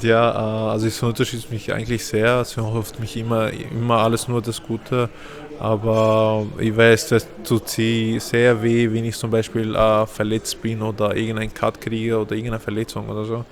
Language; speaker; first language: German; non-native, fluent; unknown